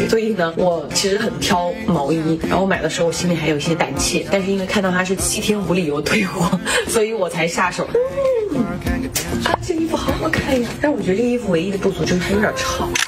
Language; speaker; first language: Chinese; native; Chinese